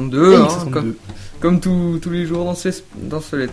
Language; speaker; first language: French; native; French